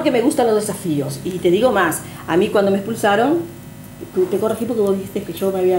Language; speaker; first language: Spanish; native; Spanish